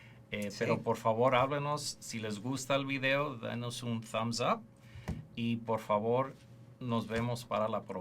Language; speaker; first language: Spanish; early bilingual, heritage; Spanish